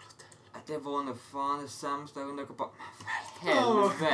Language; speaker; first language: Swedish; native; Swedish